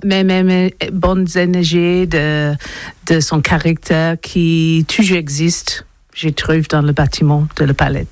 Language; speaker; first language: French; non-native, learner; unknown